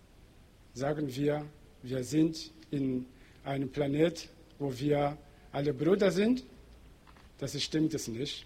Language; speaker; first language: German; non-native, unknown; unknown